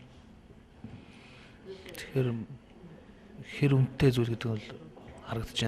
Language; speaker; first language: Mongolian; native; Mongolian